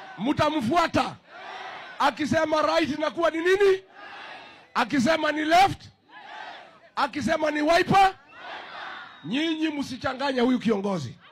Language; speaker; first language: Swahili; non-native, local second language; Kikuyu